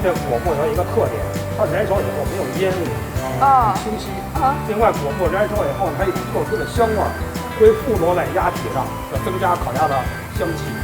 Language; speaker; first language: Chinese; native; Chinese